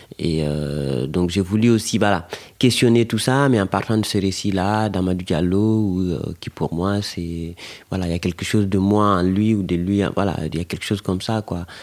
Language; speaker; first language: French; non-native, local second language; Fula